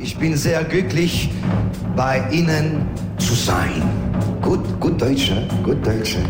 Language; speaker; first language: German; non-native, learner; French